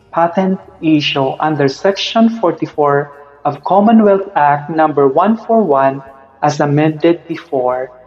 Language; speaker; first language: English; non-native, local second language; Filipino